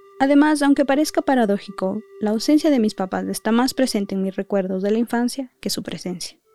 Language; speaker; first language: Spanish; native; Spanish